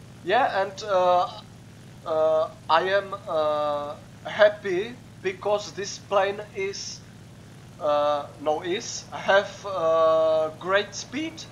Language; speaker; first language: English; non-native, learner; Czech